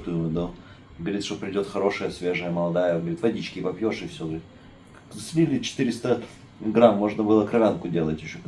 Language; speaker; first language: Russian; native; Russian